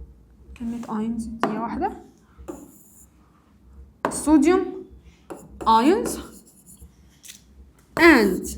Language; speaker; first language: Arabic; native; Arabic